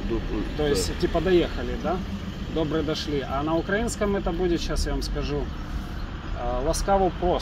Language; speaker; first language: Russian; native; Russian